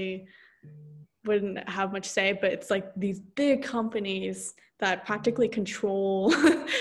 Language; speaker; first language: English; native; English